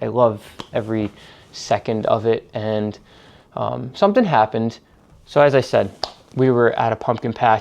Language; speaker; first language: English; native; English